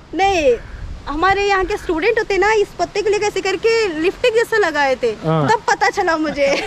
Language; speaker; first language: Hindi; non-native, local second language; Kannada